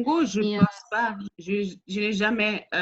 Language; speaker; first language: French; non-native, learner; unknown